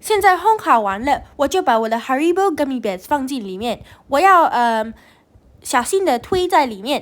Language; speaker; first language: Chinese; non-native, learner; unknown